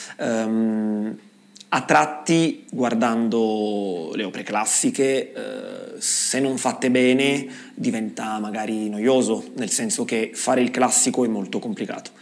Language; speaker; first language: Italian; native; Italian